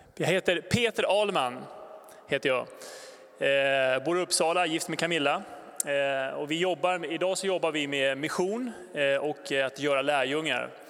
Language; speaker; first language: Swedish; native; Swedish